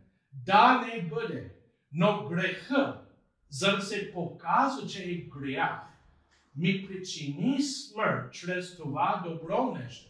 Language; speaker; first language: Bulgarian; non-native, fluent; English